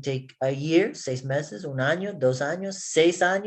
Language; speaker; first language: Spanish; non-native, learner; English